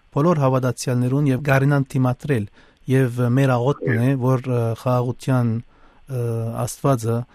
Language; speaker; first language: Armenian; early bilingual, heritage; Armenian